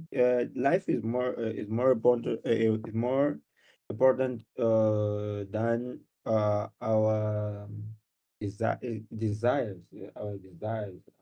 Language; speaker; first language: English; non-native, learner; Portuguese